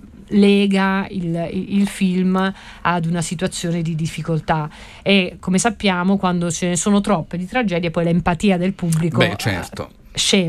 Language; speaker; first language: Italian; native; Italian